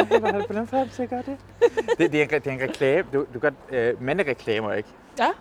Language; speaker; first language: Danish; early bilingual, other home language; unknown